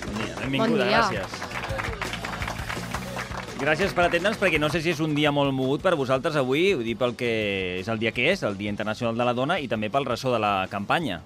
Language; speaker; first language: Catalan; native; Catalan